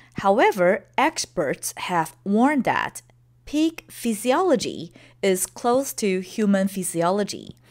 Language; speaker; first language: English; non-native, fluent; Chinese